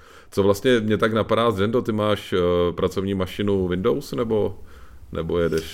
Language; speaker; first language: Czech; native; Czech